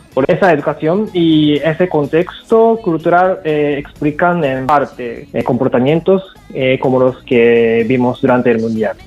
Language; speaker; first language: Spanish; non-native, fluent; Japanese